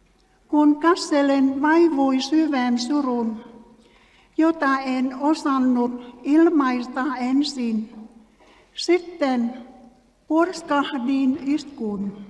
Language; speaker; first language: Finnish; non-native, learner; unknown